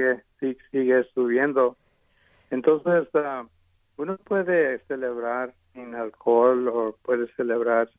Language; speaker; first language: Spanish; early bilingual, heritage; Spanish